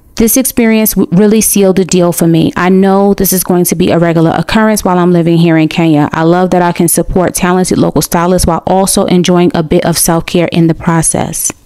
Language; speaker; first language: English; native; English